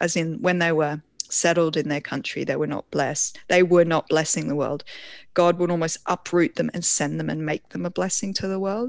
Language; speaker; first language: English; native; English